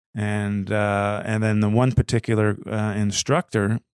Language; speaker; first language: English; native; English